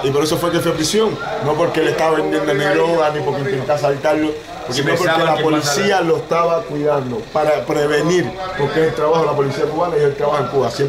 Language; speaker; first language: Spanish; native; Spanish